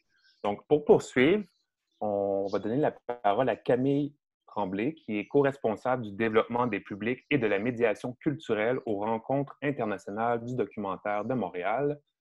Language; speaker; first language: French; native; French